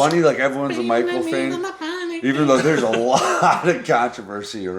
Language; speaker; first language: English; native; English